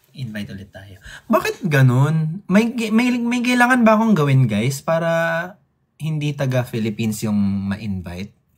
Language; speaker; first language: Filipino; native; Filipino